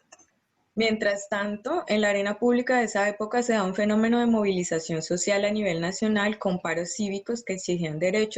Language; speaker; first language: Spanish; native; Spanish